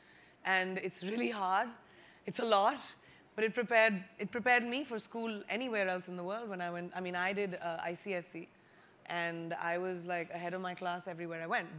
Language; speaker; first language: English; non-native, local second language; Hindi